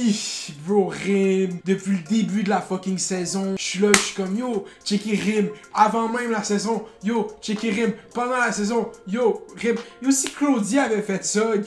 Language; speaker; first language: French; native; French